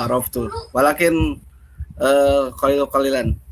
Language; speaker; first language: Arabic; non-native, learner; Indonesian